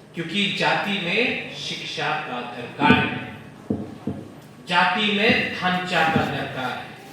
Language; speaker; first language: Hindi; non-native, local second language; Bangla